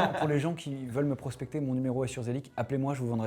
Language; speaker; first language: French; native; French